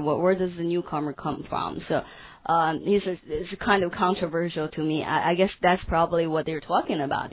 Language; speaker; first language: English; non-native, fluent; Chinese